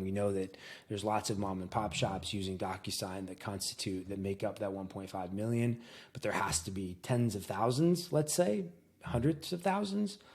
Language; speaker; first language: English; native; English